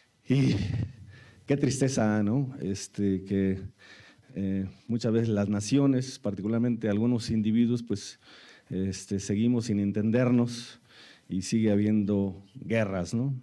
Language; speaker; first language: Spanish; native; Spanish